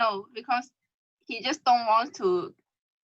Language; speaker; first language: English; non-native, learner; Cantonese